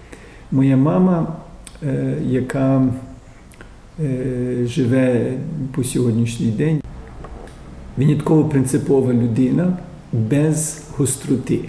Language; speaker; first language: Ukrainian; early bilingual, heritage; Ukrainian